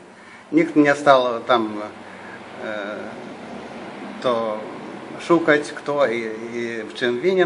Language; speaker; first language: Polish; non-native, fluent; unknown